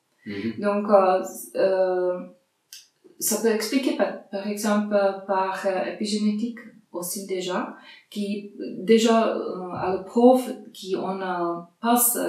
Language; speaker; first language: French; non-native, fluent; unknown